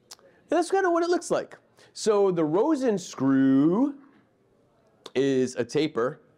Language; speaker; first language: English; native; English